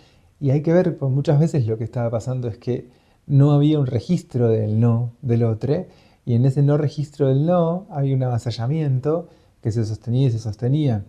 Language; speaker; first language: Spanish; native; Spanish